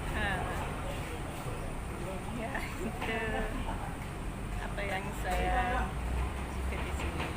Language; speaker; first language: Indonesian; non-native, fluent; English